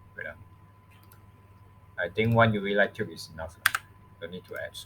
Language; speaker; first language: English; non-native, local second language; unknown